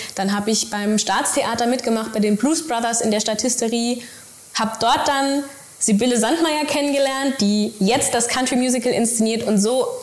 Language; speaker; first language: German; native; German